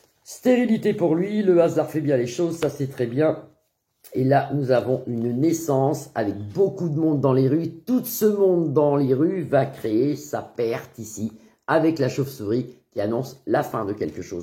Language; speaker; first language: French; native; French